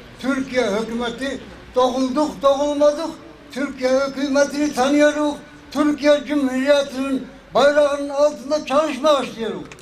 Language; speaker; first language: Turkish; early bilingual, heritage; Turkish